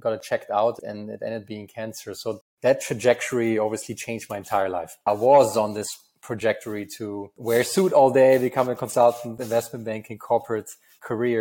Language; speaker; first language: English; non-native, fluent; German